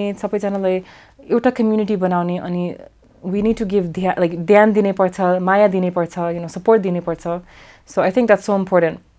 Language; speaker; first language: Nepali; early bilingual, heritage; English